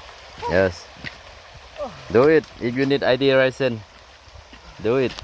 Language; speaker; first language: English; non-native, learner; Lao